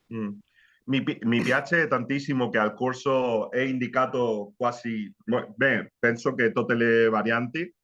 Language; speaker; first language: Italian; non-native, learner; Spanish